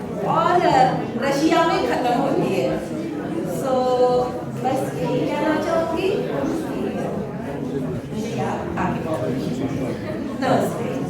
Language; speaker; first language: Hindi; non-native, local second language; Marathi